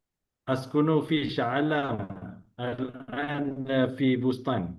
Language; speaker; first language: Arabic; non-native, learner; Malay